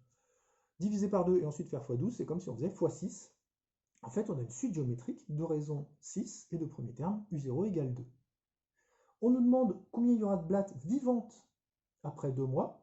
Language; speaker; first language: French; native; French